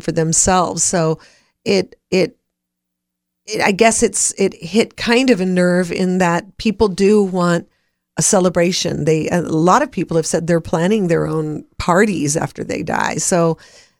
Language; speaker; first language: English; native; English